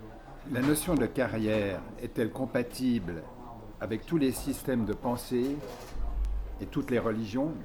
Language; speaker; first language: French; native; French